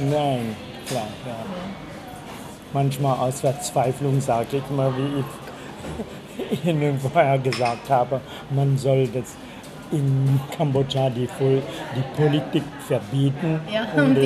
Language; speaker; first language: German; non-native, fluent; Khmer